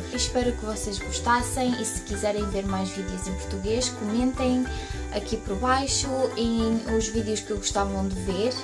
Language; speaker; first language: Portuguese; early bilingual, heritage; Portuguese